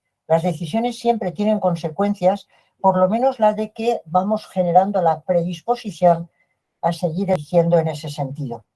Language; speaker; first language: Spanish; native; Spanish